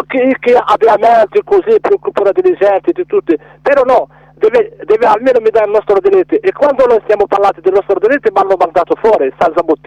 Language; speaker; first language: Italian; non-native, learner; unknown